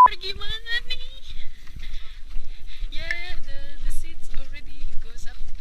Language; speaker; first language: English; non-native, learner; Indonesian